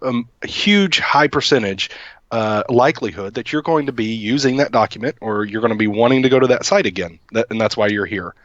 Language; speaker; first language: English; native; English